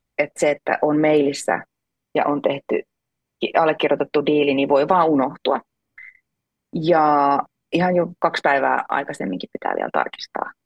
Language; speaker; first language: Finnish; native; Finnish